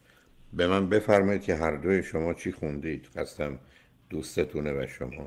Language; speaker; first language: Persian; native; Persian